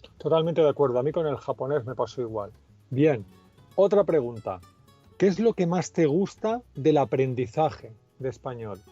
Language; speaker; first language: Spanish; native; Spanish